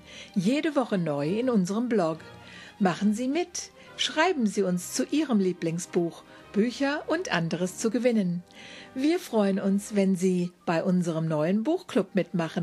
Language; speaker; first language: German; native; German